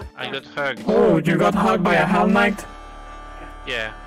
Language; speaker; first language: English; non-native, fluent; Spanish